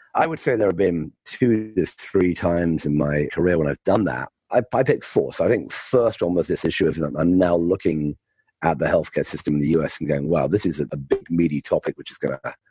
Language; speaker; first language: English; native; English